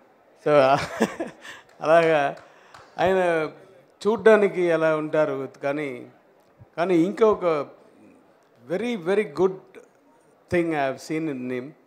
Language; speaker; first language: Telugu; non-native, fluent; Tamil